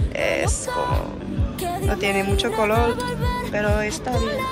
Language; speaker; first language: Spanish; non-native, learner; Chinese